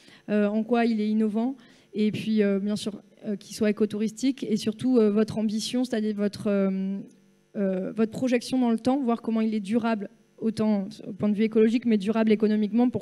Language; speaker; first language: French; native; French